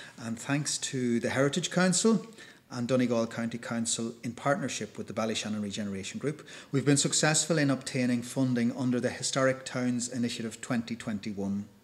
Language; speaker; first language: English; native; English